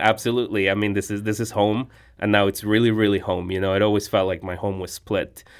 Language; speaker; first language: English; non-native, fluent; Spanish